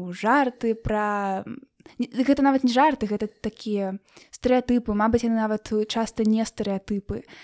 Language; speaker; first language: Belarusian; native; Belarusian